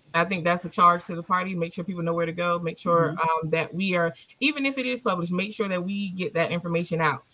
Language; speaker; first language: English; native; English